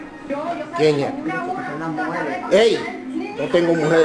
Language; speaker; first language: Spanish; early bilingual, heritage; Spanish